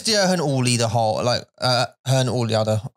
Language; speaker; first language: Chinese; non-native, learner; English